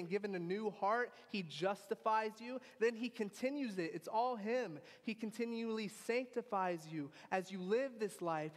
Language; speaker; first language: English; native; English